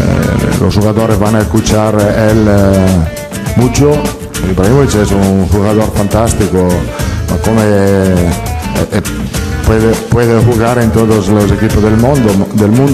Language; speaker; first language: Spanish; non-native, learner; Italian